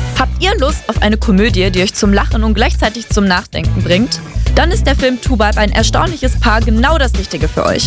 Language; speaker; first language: German; native; German